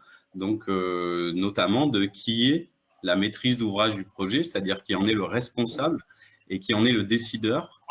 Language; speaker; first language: French; native; French